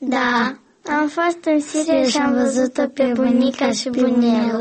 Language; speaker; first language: Romanian; early bilingual, other home language; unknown